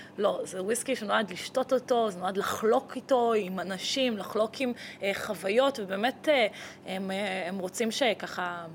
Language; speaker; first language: Hebrew; early bilingual, other home language; Russian